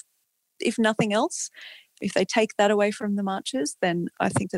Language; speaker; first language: English; native; English